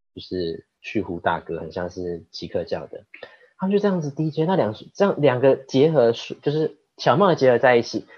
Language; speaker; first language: Chinese; native; Chinese